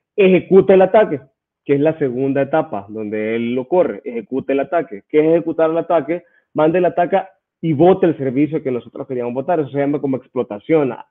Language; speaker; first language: Spanish; native; Spanish